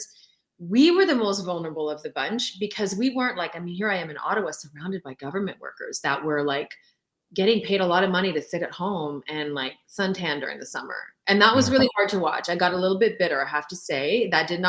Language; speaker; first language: English; non-native, fluent; French